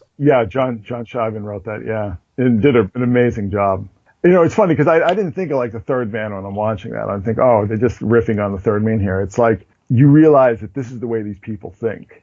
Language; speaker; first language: English; native; English